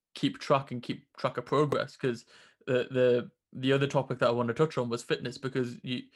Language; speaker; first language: English; native; English